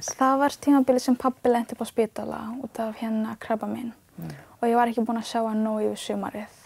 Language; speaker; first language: Icelandic; early bilingual, other home language; Ganda